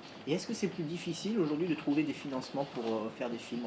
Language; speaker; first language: French; native; French